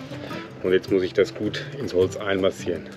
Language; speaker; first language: German; native; German